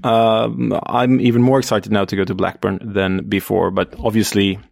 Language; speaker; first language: English; non-native, fluent; Swedish